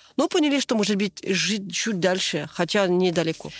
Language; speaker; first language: Russian; non-native, learner; French